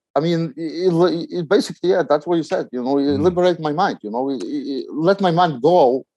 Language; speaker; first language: English; non-native, fluent; Polish